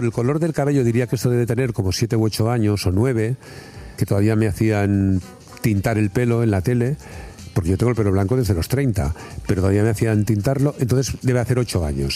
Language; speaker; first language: Spanish; native; Spanish